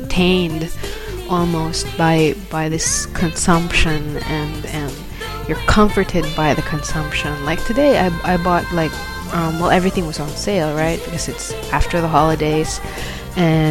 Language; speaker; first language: English; non-native, local second language; Filipino